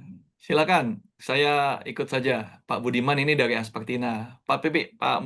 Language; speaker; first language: Indonesian; native; Indonesian